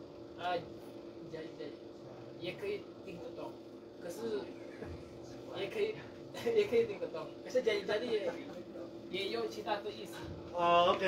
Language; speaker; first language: Chinese; non-native, learner; Indonesian